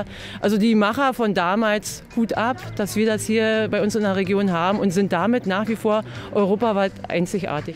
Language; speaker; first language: German; native; German